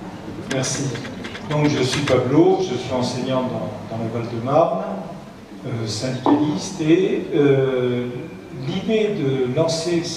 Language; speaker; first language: French; native; French